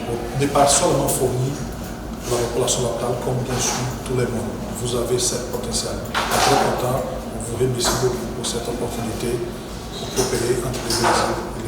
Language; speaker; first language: French; non-native, fluent; Portuguese